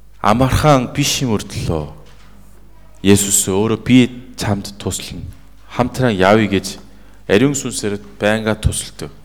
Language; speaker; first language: Mongolian; non-native, fluent; Korean